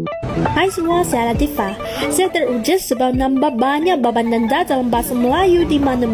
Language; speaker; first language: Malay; non-native, fluent; Chinese